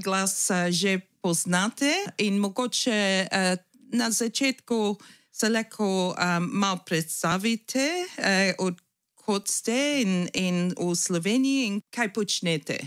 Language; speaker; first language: Slovenian; early bilingual, heritage; English